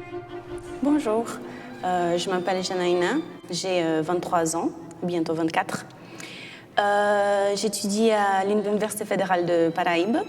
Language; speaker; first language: French; non-native, fluent; Portuguese